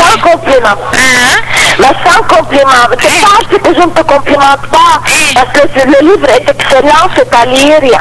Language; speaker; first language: French; non-native, local second language; Arabic